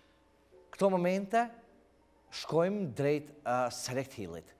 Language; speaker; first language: Albanian; native; Albanian